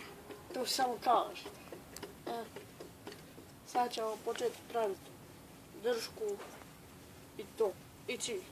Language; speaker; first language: Bosnian; native; Bosnian